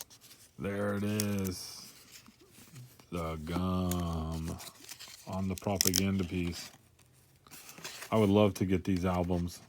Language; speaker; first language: English; native; English